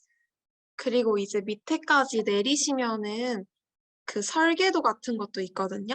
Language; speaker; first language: Korean; native; Korean